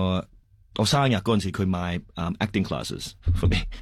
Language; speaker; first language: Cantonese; early bilingual, heritage; Cantonese